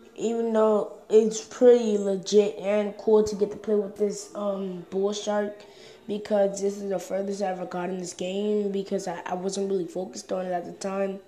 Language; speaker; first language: English; native; English